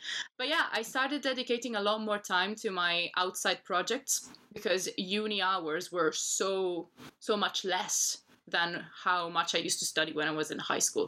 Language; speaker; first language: English; non-native, fluent; Italian